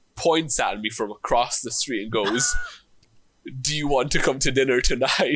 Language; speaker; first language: English; non-native, fluent; Hebrew